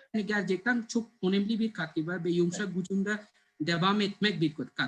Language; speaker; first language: Turkish; non-native, fluent; Bangla